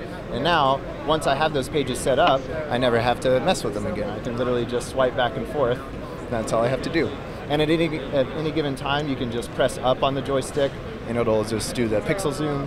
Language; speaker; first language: English; native; English